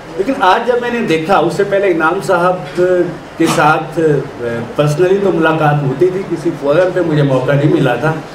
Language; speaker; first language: Urdu; non-native, local second language; Punjabi